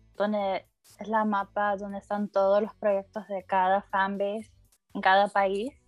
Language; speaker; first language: Spanish; early bilingual, heritage; Spanish